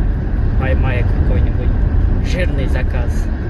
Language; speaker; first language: Russian; non-native, learner; Kyrgyz